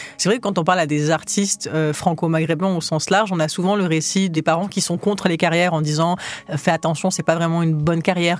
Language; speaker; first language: French; early bilingual, other home language; Arabic